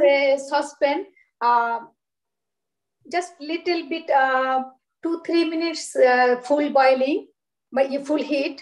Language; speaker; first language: English; non-native, learner; Bangla